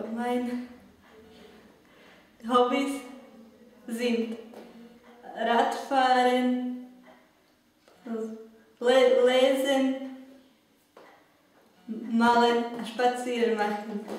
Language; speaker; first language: German; non-native, learner; Slovak